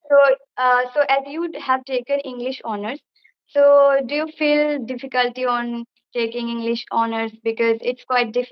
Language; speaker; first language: English; non-native, fluent; Bangla